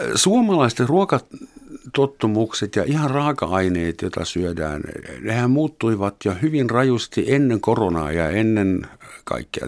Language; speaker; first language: Finnish; non-native, fluent; German